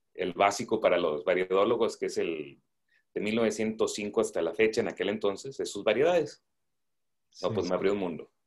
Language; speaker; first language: Spanish; native; Spanish